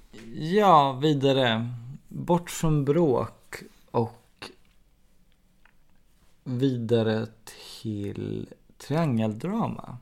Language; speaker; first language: Swedish; native; Swedish